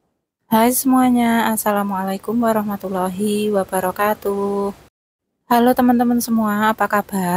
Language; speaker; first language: Indonesian; native; Indonesian